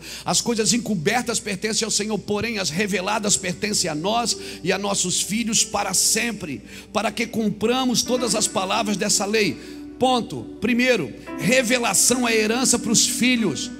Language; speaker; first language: Portuguese; native; Portuguese